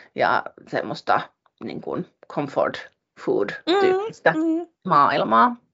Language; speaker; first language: Finnish; native; Finnish